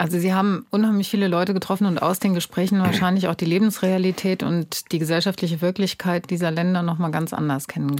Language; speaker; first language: German; native; German